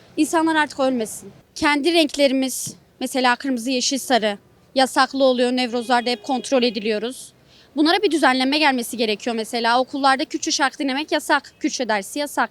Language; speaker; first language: Turkish; non-native, local second language; Kurdish